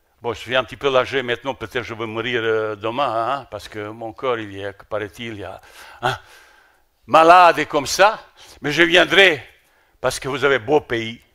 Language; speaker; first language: French; non-native, fluent; Bosnian